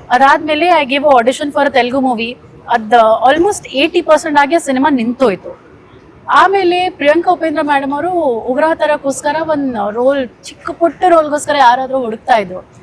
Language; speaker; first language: Kannada; non-native, fluent; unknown